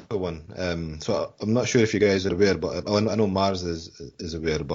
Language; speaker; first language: English; native; English